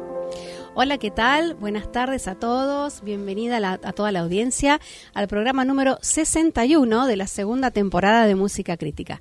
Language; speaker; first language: Spanish; native; Spanish